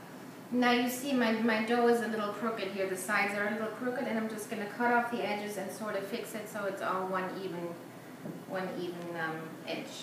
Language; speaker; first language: English; non-native, fluent; German